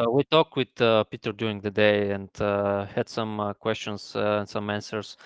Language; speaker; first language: English; non-native, fluent; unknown